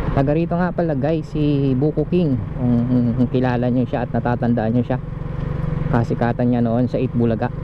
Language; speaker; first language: Filipino; non-native, local second language; Bikol